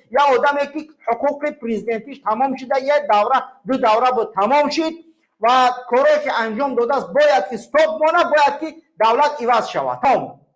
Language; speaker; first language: Tajik; native; Tajik